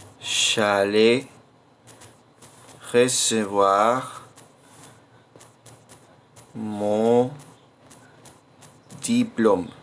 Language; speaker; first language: French; non-native, fluent; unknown